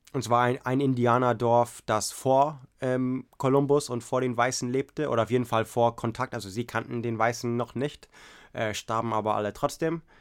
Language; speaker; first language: German; non-native, fluent; English